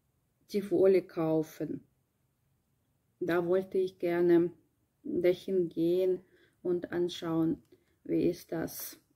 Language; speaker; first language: German; non-native, learner; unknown